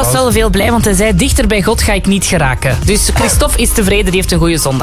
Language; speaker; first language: Dutch; native; Dutch